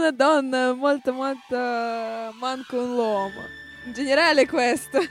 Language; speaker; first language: Italian; non-native, learner; Russian